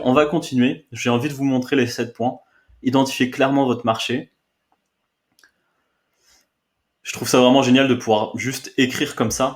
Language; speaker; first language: French; native; French